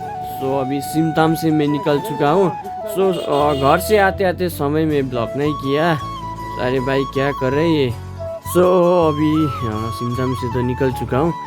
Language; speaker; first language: Hindi; non-native, local second language; Nepali